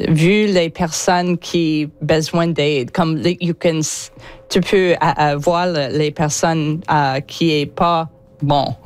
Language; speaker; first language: French; non-native, learner; English